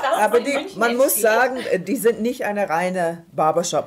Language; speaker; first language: German; non-native, fluent; English